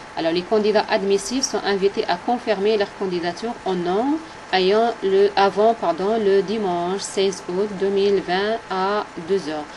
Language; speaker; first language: French; non-native, local second language; Arabic